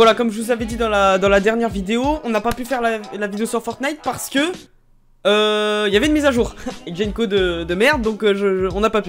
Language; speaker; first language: French; native; French